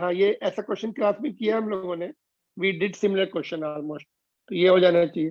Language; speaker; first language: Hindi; non-native, local second language; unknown